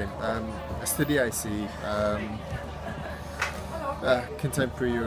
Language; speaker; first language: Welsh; non-native, learner; English